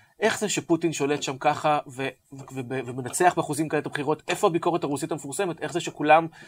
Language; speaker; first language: Hebrew; native; Hebrew